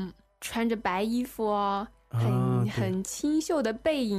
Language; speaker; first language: Chinese; native; Chinese